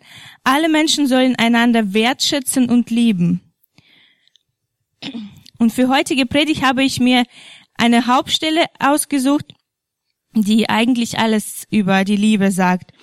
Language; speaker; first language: German; non-native, fluent; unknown